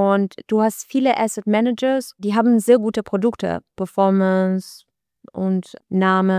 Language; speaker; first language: German; non-native, learner; Albanian